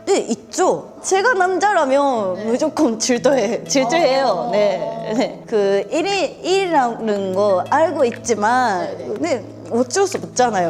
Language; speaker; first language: Korean; non-native, learner; Japanese